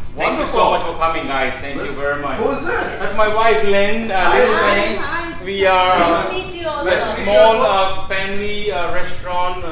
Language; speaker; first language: English; non-native, local second language; Hakka Chinese